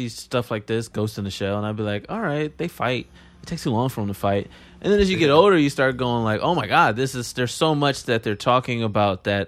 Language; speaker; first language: English; native; English